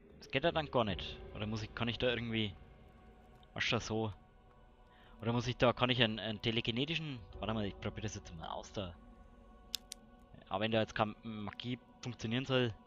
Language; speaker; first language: German; native; German